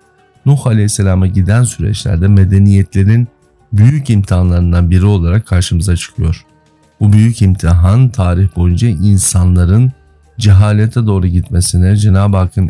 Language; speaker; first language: Turkish; native; Turkish